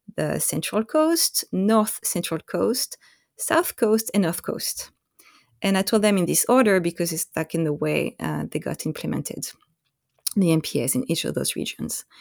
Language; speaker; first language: English; non-native, fluent; French